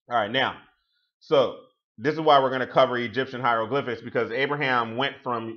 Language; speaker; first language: English; native; English